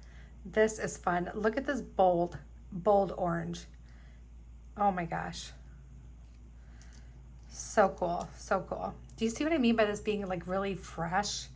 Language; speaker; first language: English; native; English